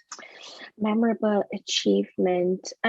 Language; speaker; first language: English; native; English